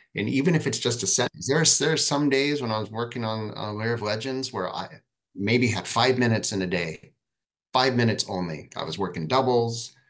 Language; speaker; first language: English; native; English